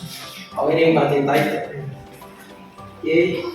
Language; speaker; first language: English; non-native, learner; Indonesian